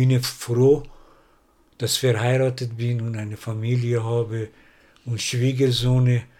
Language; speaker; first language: German; non-native, learner; Persian